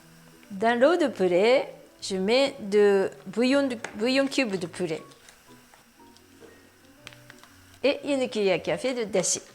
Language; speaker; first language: French; non-native, learner; Japanese